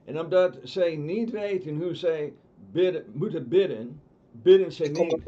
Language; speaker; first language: Dutch; non-native, fluent; English